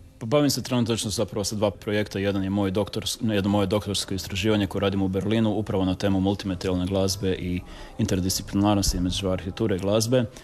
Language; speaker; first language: Croatian; native; Croatian